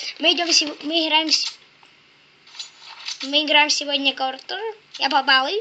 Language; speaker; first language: Russian; non-native, local second language; Ukrainian